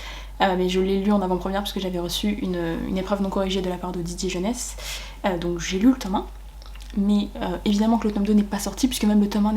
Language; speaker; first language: French; native; French